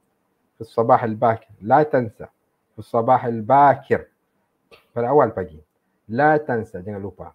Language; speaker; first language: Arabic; non-native, fluent; Malay